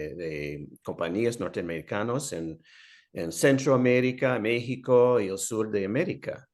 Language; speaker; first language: Spanish; non-native, fluent; English